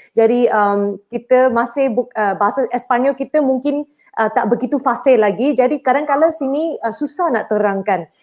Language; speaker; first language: Malay; non-native, local second language; Chinese